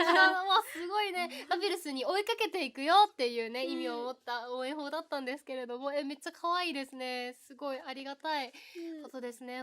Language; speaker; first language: Japanese; native; Japanese